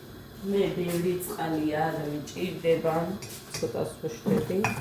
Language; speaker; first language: Georgian; native; Georgian